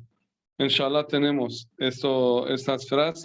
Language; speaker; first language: Spanish; non-native, fluent; Persian